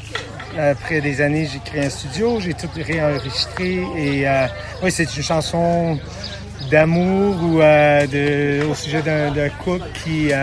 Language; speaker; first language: French; non-native, local second language; English